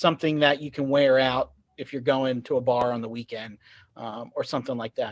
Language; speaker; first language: English; native; English